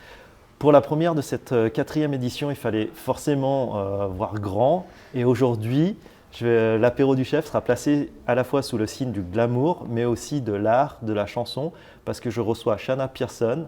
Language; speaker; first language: French; native; French